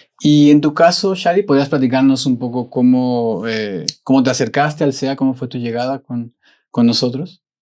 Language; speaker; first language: Spanish; native; Spanish